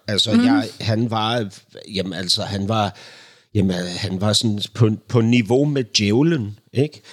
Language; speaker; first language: Danish; native; Danish